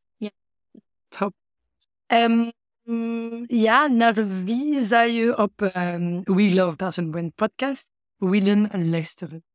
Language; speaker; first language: Dutch; non-native, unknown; French